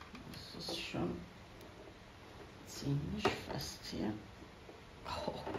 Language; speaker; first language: German; non-native, fluent; Croatian